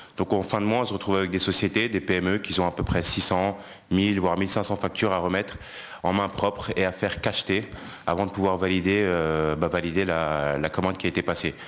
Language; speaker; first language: French; non-native, local second language; Wolof